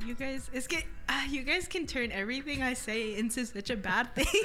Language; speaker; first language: English; early bilingual, other home language; Spanish